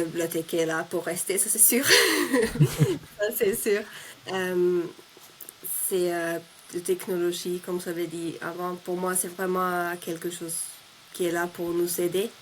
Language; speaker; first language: French; non-native, fluent; Finnish